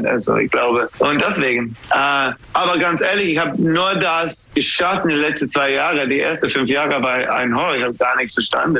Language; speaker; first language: German; non-native, learner; English